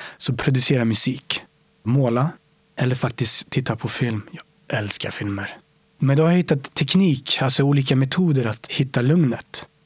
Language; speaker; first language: Swedish; early bilingual, other home language; Romany